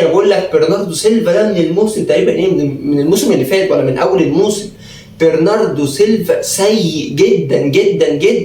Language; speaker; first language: Arabic; native; Arabic